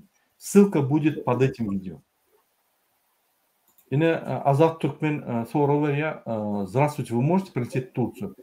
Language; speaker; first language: Russian; native; Russian